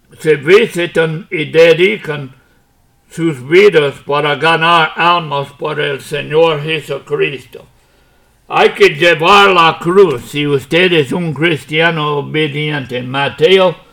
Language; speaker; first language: Spanish; non-native, fluent; English